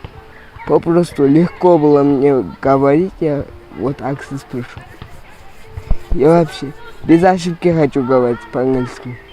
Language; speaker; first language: Russian; non-native, local second language; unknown